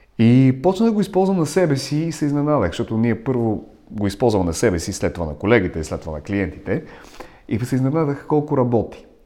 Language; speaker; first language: Bulgarian; non-native, fluent; Russian